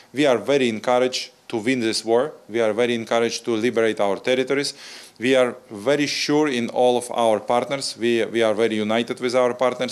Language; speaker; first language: English; non-native, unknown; Ukrainian